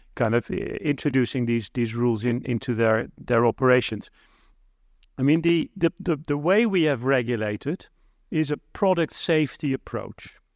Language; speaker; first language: English; non-native, fluent; Dutch